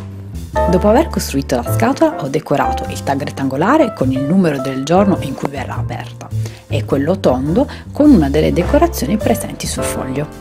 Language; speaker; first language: Italian; native; Italian